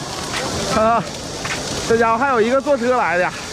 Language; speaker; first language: Chinese; native; Chinese